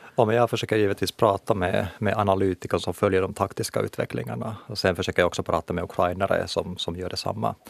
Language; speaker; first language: Swedish; non-native, local second language; Finnish